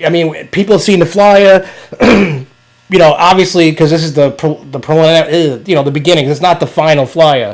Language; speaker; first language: English; native; English